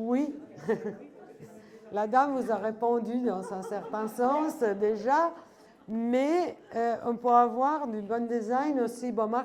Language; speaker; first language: French; non-native, fluent; Italian